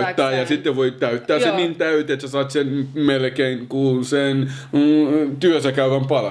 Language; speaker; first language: Finnish; early bilingual, other home language; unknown